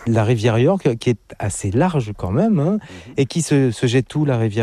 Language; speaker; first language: French; native; French